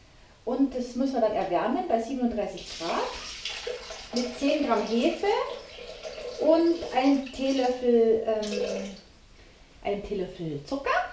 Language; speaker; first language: German; native; German